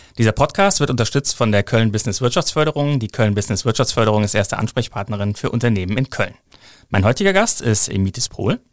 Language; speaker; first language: German; native; German